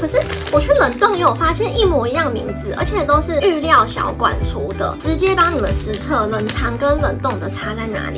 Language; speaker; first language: Chinese; native; Chinese